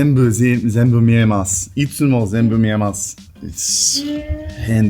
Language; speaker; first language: Japanese; non-native, learner; English